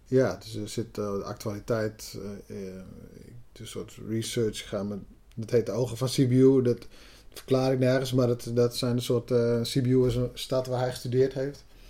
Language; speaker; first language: Dutch; non-native, local second language; Western Frisian